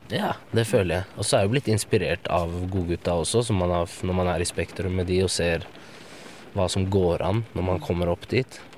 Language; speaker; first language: Norwegian; early bilingual, other home language; Arabic